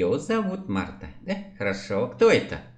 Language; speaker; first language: Russian; non-native, fluent; Vietnamese